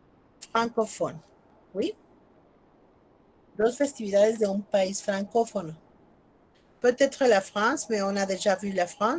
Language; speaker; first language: French; non-native, fluent; Spanish